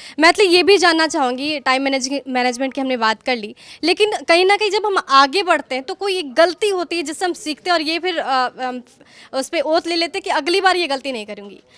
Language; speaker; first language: Hindi; native; Hindi